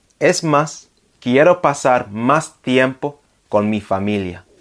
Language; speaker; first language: Spanish; non-native, fluent; English